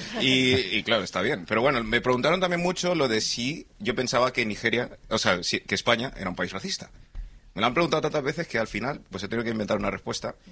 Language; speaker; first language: Spanish; early bilingual, other home language; English